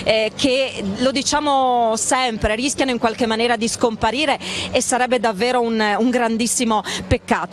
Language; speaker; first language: Italian; native; Italian